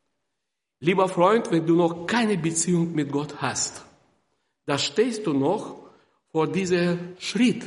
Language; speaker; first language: German; non-native, fluent; Russian